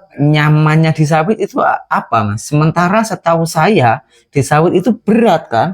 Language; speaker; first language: Indonesian; native; Indonesian